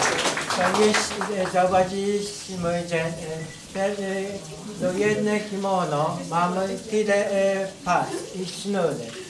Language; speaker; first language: Polish; non-native, learner; Japanese